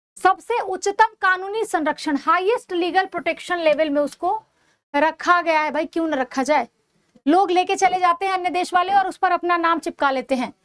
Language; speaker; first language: Hindi; native; Hindi